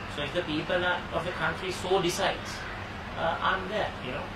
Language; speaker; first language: English; non-native, local second language; Sinhala